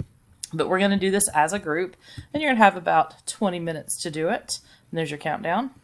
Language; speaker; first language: English; native; English